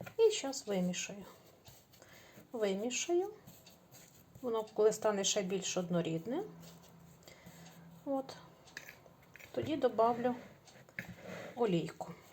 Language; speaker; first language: Ukrainian; native; Ukrainian